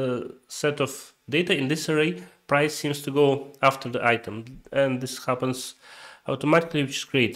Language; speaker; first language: English; non-native, fluent; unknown